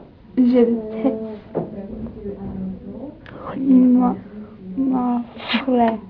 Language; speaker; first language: French; non-native, learner; English